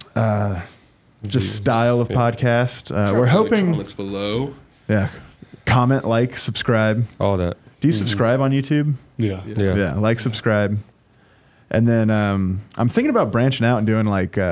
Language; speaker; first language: English; native; English